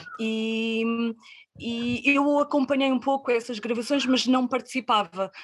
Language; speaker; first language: Portuguese; native; Portuguese